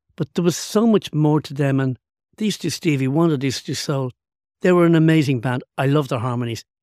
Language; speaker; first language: English; native; English